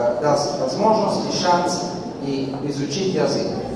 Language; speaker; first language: Russian; non-native, learner; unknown